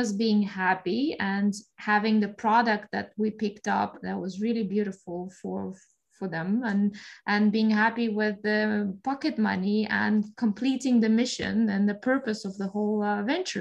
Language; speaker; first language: English; non-native, fluent; Russian